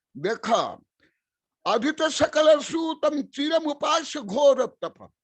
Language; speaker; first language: Hindi; non-native, local second language; Odia